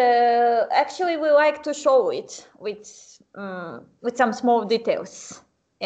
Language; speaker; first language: English; non-native, fluent; Serbian